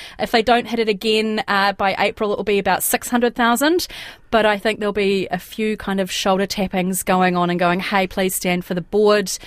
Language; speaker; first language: English; native; English